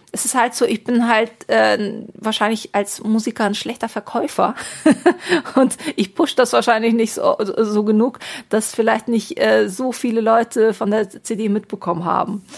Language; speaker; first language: German; early bilingual, other home language; Turkish